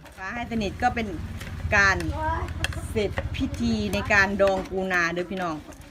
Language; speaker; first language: Thai; native; Thai